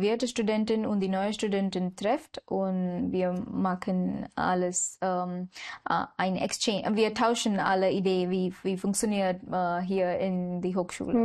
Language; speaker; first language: German; non-native, learner; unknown